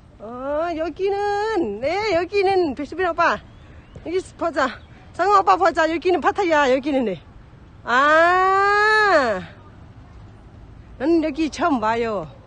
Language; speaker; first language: Korean; non-native, learner; Thai